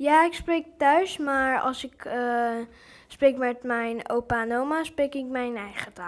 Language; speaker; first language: Dutch; early bilingual, other home language; English